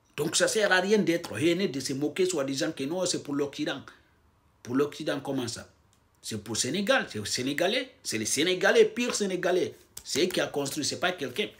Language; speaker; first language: French; non-native, local second language; Fula